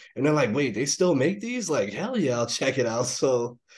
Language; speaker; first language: English; native; English